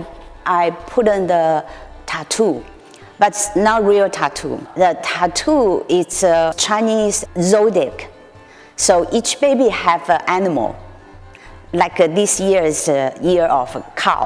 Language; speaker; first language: English; non-native, learner; Chinese